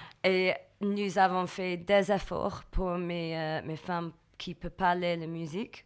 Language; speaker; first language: French; non-native, learner; English